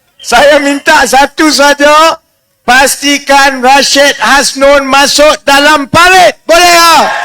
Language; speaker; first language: Malay; native; Malay